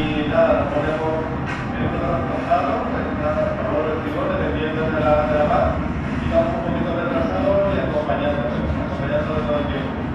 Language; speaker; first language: Spanish; native; Spanish